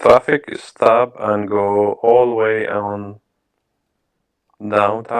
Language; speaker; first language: English; non-native, learner; Arabic